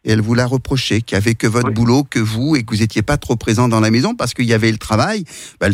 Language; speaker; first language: French; native; French